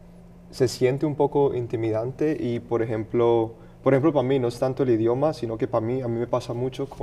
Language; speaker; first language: Spanish; early bilingual, heritage; Spanish